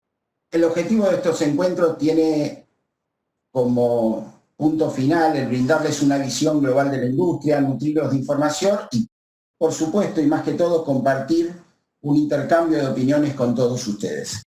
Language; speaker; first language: Spanish; native; Spanish